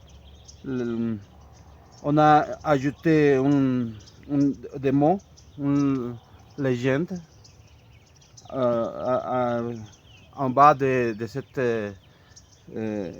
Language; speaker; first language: French; non-native, fluent; Spanish